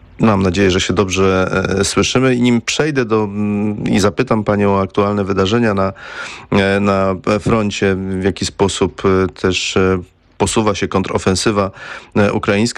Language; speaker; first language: Polish; native; Polish